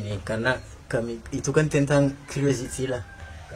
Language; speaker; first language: Indonesian; non-native, fluent; Malagasy